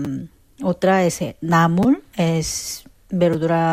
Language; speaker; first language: Spanish; non-native, fluent; Korean